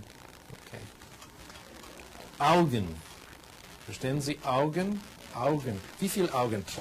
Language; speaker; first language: German; non-native, fluent; English